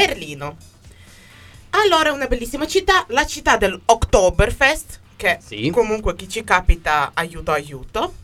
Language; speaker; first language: Italian; native; Italian